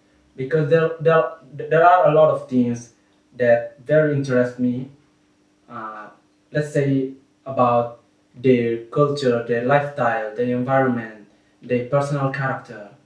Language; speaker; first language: English; non-native, learner; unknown